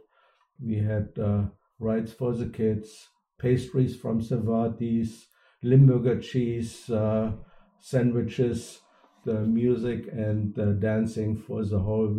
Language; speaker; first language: English; non-native, fluent; German